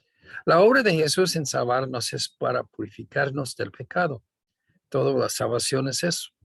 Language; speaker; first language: Spanish; non-native, fluent; English